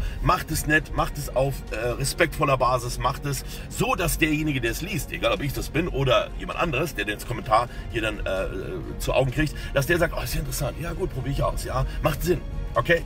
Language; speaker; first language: German; native; German